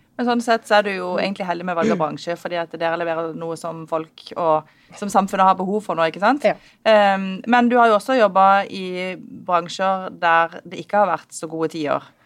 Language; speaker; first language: Norwegian; native; Norwegian